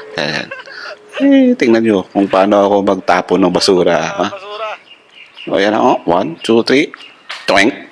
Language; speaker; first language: Filipino; non-native, local second language; Hiligaynon